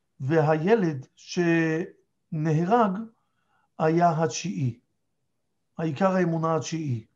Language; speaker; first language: Hebrew; native; Hebrew